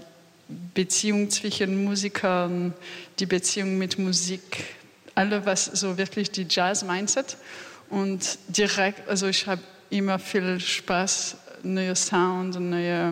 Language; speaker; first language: German; non-native, fluent; French